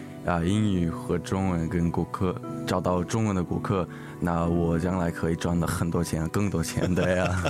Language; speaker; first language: Chinese; early bilingual, heritage; English